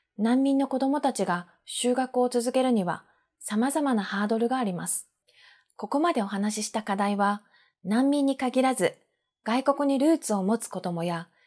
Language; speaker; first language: Japanese; native; Japanese